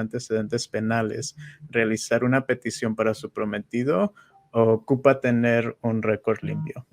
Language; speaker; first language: Spanish; native; Spanish